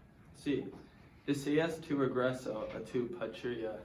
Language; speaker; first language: Spanish; non-native, learner; English